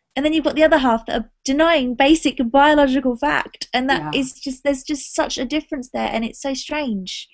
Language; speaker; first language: English; native; English